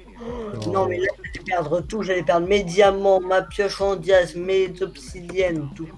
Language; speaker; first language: French; native; French